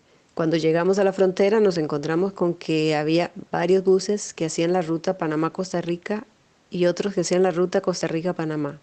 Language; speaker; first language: Spanish; native; Spanish